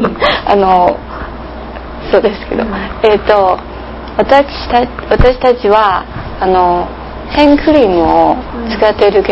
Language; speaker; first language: Japanese; non-native, learner; English